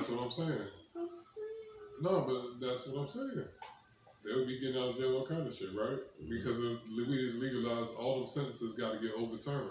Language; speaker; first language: English; native; English